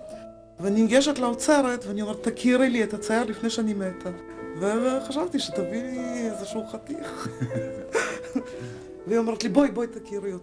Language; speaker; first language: Hebrew; native; Hebrew